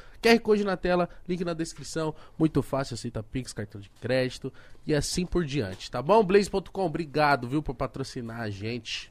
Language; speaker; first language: Portuguese; native; Portuguese